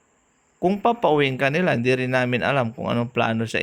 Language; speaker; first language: Filipino; native; Filipino